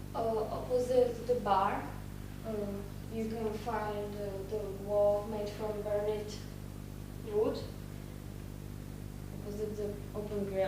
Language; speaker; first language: English; non-native, fluent; Czech